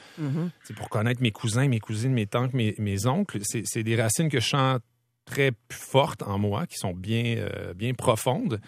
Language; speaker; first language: French; native; French